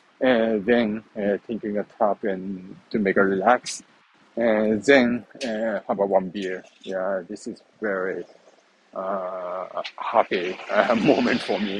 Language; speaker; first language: English; non-native, learner; Japanese